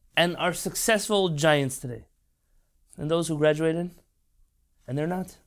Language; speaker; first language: English; native; English